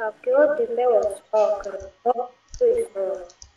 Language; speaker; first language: Korean; non-native, learner; Indonesian